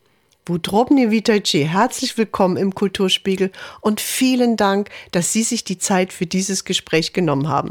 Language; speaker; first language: German; native; German